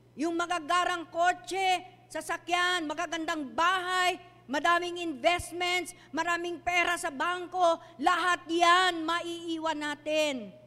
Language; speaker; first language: Filipino; non-native, local second language; Chavacano